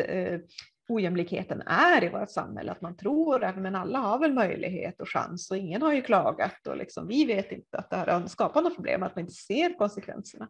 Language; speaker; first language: Swedish; native; Swedish